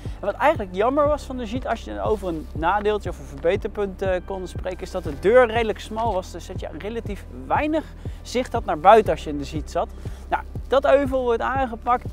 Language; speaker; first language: Dutch; native; Dutch